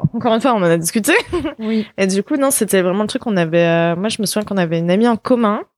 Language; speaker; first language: French; native; French